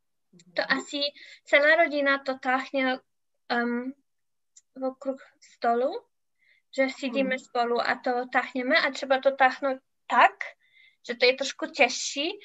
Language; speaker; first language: Czech; non-native, learner; English